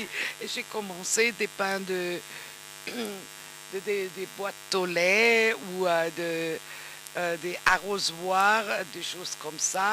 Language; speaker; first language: French; non-native, fluent; German